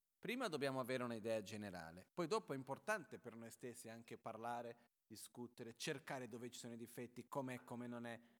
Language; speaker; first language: Italian; non-native, fluent; Portuguese